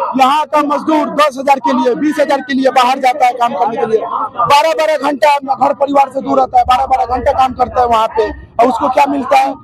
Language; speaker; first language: Hindi; native; Hindi